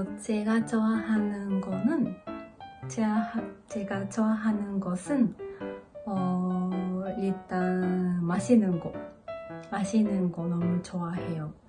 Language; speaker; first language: Korean; non-native, learner; Japanese